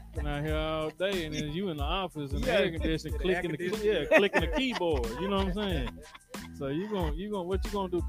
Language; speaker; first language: English; native; English